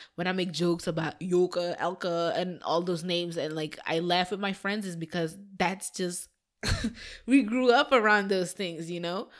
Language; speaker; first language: English; non-native, fluent; Dutch